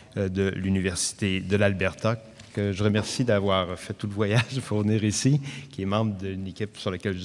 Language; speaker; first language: French; native; French